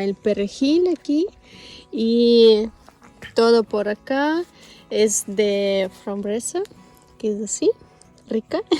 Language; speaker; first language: Spanish; non-native, local second language; Russian